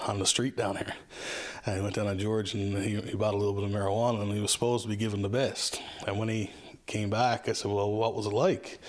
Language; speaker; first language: English; native; English